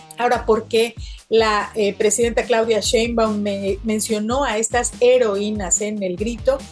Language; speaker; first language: Spanish; native; Spanish